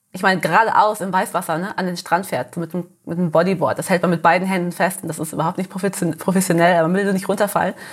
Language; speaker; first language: German; early bilingual, heritage; Portuguese